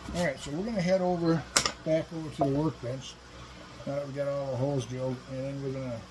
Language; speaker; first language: English; native; English